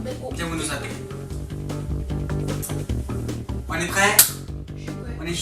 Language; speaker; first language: French; native; French